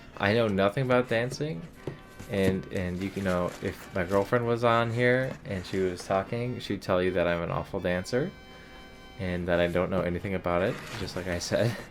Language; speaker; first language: English; native; English